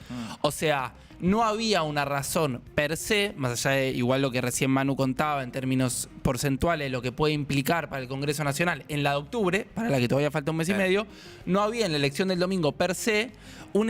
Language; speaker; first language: Spanish; native; Spanish